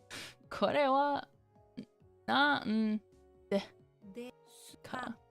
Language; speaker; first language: Japanese; non-native, learner; English